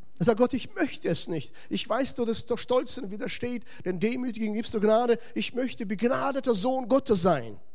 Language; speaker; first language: German; non-native, fluent; Russian